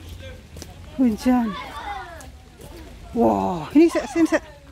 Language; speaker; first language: Malay; native; Malay